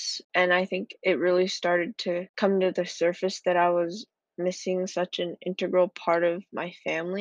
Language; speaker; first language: English; native; English